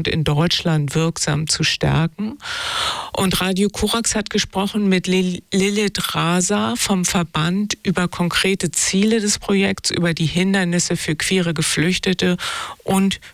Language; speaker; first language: German; native; German